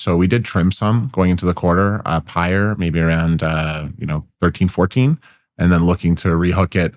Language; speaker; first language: English; native; English